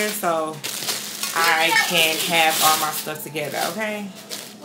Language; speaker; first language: English; native; English